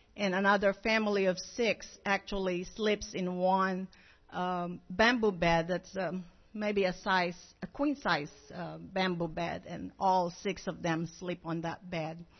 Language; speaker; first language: English; non-native, local second language; Filipino